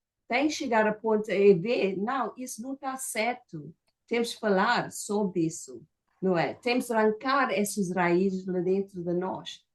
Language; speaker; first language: Portuguese; non-native, fluent; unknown